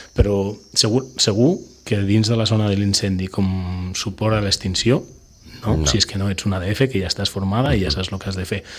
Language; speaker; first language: Catalan; non-native, local second language; Spanish